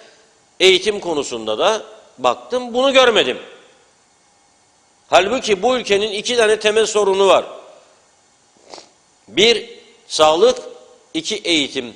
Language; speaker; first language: Turkish; native; Turkish